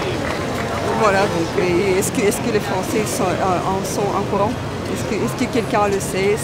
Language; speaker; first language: French; non-native, fluent; Russian